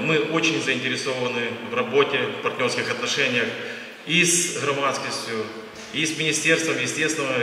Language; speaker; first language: Russian; non-native, local second language; Ukrainian